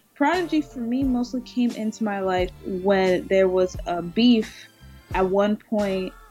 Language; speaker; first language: English; native; English